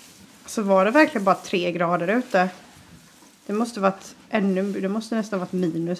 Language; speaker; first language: Swedish; native; Swedish